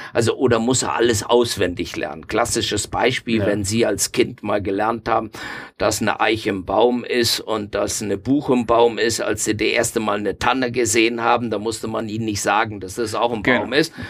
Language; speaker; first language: German; non-native, fluent; Spanish